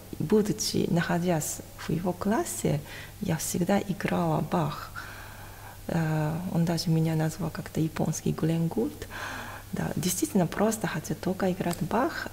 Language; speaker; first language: Russian; non-native, fluent; Japanese